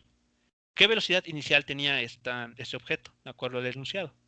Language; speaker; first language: Spanish; native; Spanish